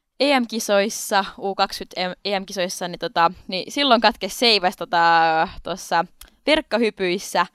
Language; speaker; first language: Finnish; non-native, local second language; Swedish